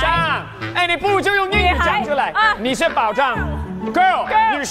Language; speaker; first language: Chinese; non-native, learner; Cantonese